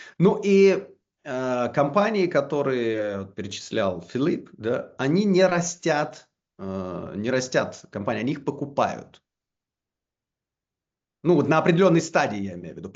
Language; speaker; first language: Russian; native; Russian